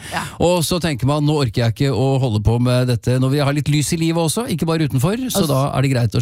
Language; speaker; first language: Norwegian; native; Norwegian